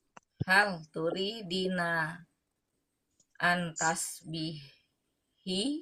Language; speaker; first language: Arabic; non-native, learner; Indonesian